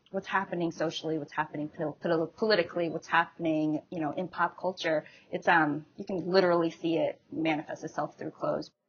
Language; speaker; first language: English; native; English